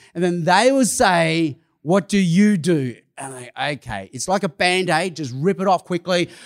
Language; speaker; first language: English; non-native, local second language; Cantonese